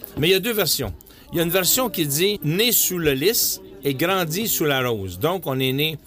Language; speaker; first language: French; native; French